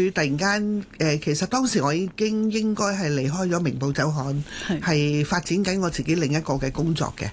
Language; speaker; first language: Cantonese; native; Cantonese